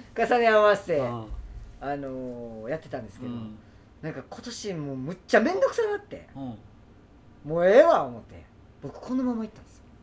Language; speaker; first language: Japanese; native; Japanese